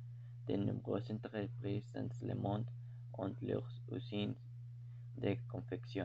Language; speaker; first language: French; non-native, learner; Spanish